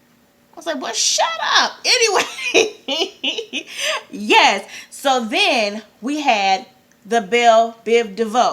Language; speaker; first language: English; native; English